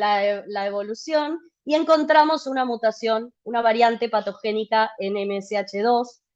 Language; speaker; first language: Spanish; native; Spanish